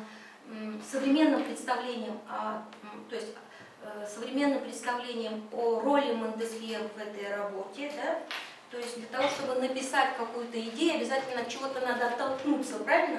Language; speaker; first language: Russian; native; Russian